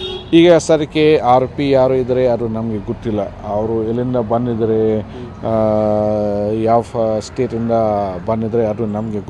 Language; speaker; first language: Kannada; non-native, fluent; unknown